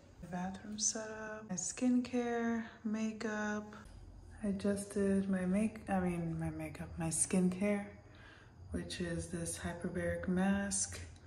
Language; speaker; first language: English; early bilingual, other home language; Spanish